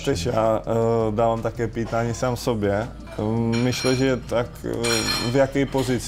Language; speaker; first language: Polish; non-native, learner; Czech